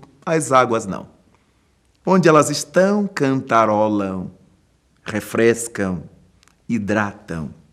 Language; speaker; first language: Portuguese; native; Portuguese